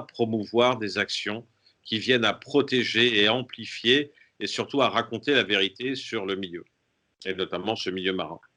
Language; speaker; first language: French; native; French